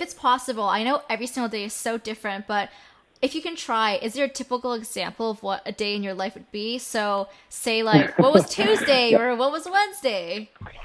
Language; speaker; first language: English; native; English